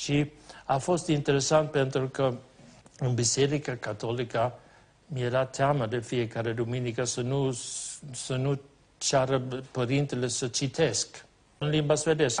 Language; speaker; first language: Romanian; non-native, fluent; Swedish